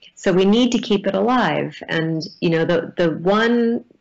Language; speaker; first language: English; native; English